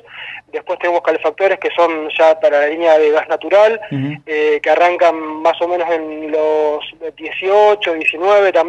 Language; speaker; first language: Spanish; native; Spanish